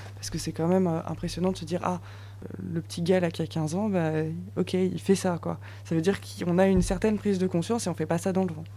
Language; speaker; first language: French; native; French